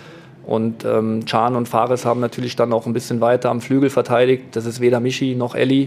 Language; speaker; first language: German; native; German